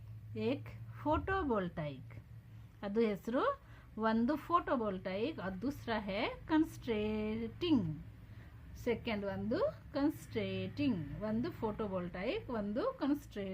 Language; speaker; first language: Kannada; non-native, local second language; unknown